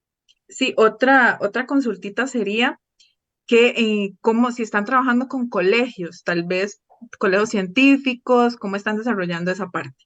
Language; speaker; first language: Spanish; native; Spanish